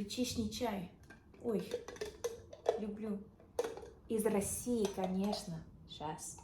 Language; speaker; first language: Russian; non-native, learner; English